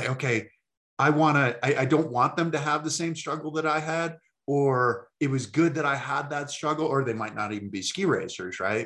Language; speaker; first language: English; native; English